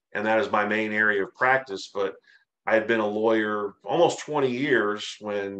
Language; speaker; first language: English; native; English